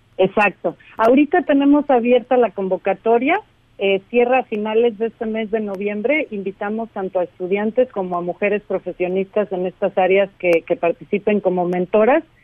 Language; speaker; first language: Spanish; native; Spanish